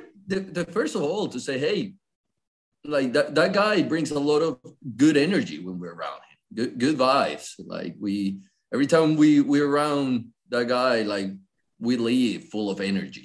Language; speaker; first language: English; non-native, fluent; Spanish